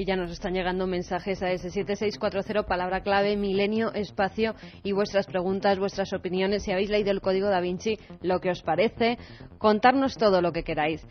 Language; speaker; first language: Spanish; native; Spanish